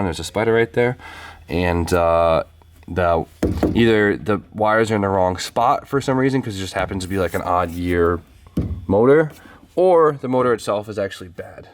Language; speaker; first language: English; native; English